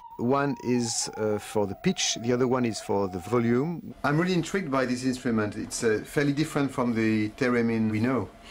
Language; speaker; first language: English; non-native, fluent; French